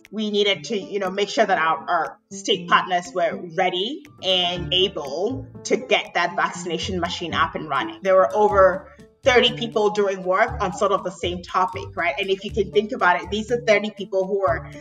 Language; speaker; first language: English; non-native, local second language; Akan